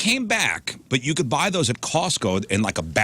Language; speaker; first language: English; native; English